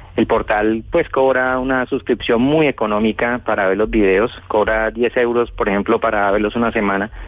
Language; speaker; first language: Spanish; native; Spanish